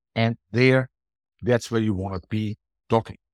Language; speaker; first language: English; non-native, fluent; German